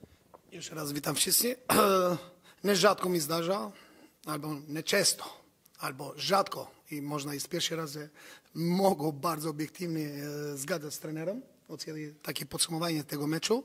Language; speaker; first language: Polish; non-native, learner; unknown